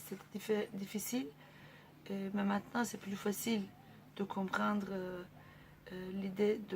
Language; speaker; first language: French; non-native, fluent; Turkish